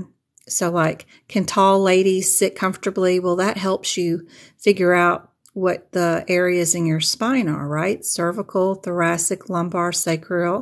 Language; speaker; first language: English; native; English